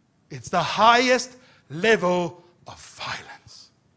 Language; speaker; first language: English; non-native, local second language; Afrikaans